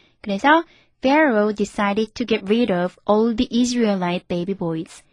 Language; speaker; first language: English; non-native, fluent; Korean